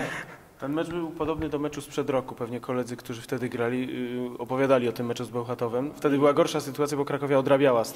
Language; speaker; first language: Polish; native; Polish